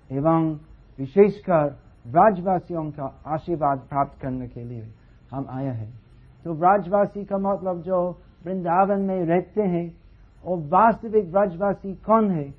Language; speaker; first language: Hindi; non-native, fluent; English